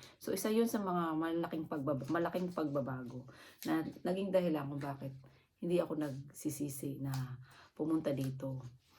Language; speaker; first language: Filipino; native; Filipino